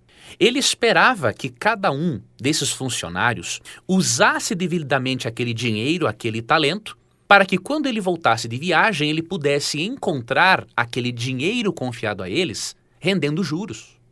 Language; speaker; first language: Portuguese; native; Portuguese